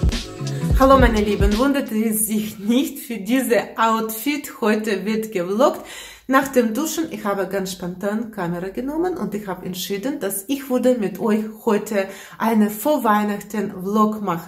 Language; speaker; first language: German; non-native, fluent; Russian